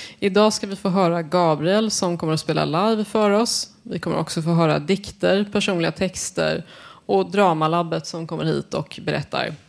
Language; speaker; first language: Swedish; native; Swedish